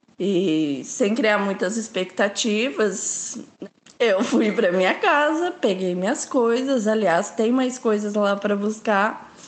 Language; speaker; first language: Portuguese; native; Portuguese